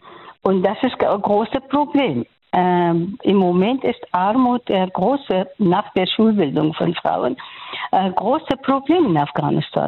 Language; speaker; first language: German; non-native, fluent; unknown